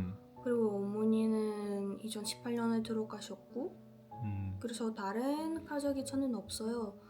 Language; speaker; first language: Korean; non-native, fluent; Russian